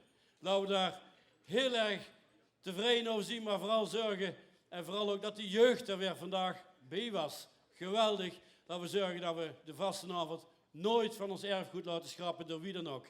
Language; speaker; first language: Dutch; native; Dutch